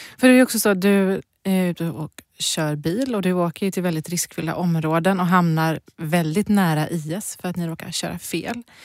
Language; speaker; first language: Swedish; early bilingual, other home language; Persian